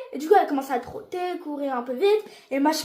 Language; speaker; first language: French; native; French